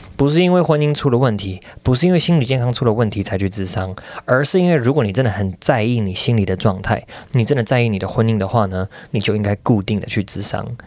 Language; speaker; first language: Chinese; native; Chinese